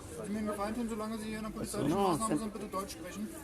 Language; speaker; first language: German; native; German